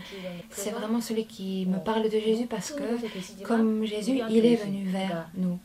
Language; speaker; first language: French; non-native, fluent; Korean